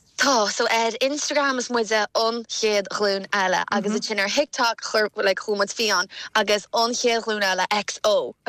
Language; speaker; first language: Irish; native; Irish